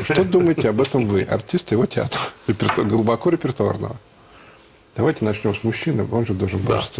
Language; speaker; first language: Russian; native; Russian